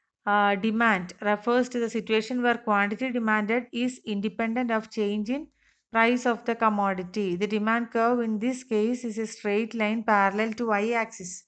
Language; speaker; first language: English; non-native, local second language; Malayalam